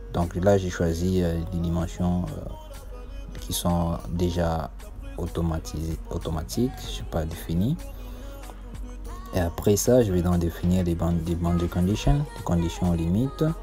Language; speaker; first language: French; non-native, local second language; Lingala